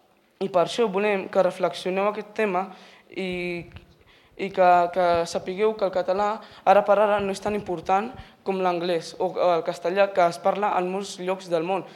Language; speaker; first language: Catalan; non-native, local second language; Spanish